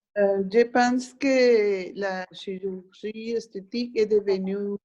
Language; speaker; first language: French; non-native, learner; Spanish